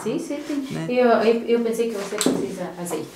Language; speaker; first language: Portuguese; non-native, learner; Bosnian